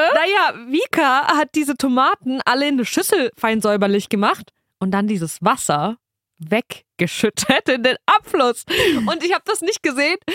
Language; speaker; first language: German; early bilingual, other home language; Russian